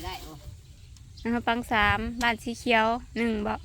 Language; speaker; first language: Thai; non-native, local second language; Northeastern Thai